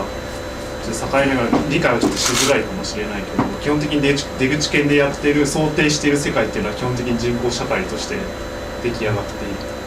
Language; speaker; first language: Japanese; native; Japanese